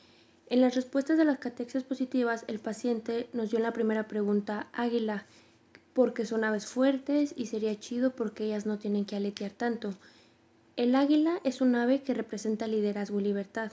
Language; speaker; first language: Spanish; native; Spanish